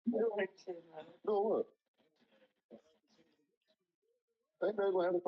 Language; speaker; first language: English; native; English